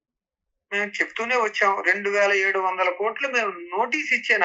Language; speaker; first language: Telugu; native; Telugu